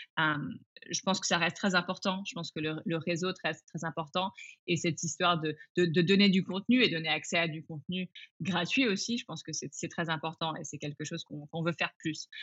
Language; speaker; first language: French; early bilingual, other home language; English